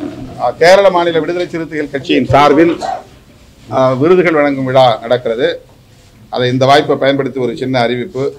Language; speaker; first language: Tamil; native; Tamil